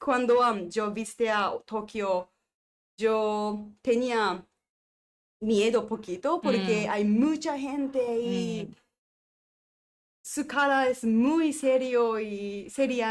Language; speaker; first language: Spanish; non-native, learner; Japanese